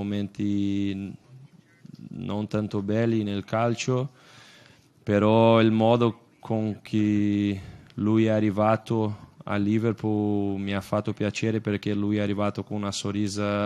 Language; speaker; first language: Italian; non-native, fluent; Portuguese